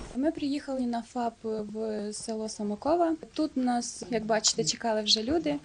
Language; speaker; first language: Ukrainian; native; Ukrainian